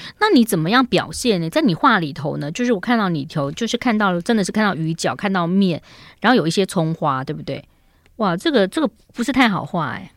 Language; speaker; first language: Chinese; native; Chinese